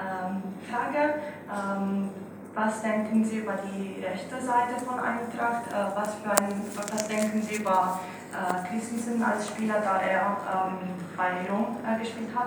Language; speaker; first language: German; non-native, fluent; Italian